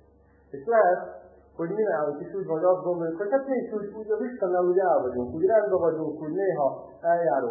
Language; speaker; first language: Hungarian; native; Hungarian